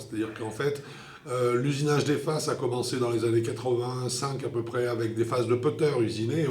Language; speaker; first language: French; native; French